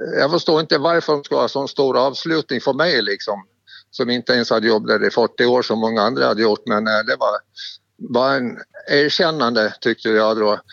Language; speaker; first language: Swedish; native; Swedish